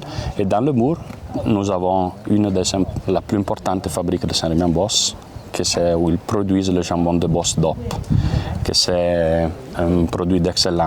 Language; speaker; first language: French; non-native, local second language; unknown